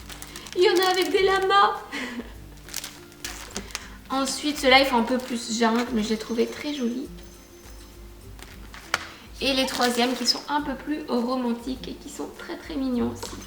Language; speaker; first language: French; native; French